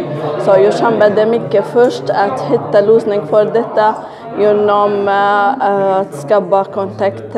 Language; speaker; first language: Swedish; non-native, learner; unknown